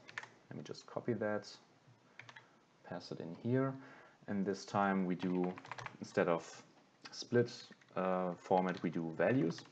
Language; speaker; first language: English; non-native, fluent; German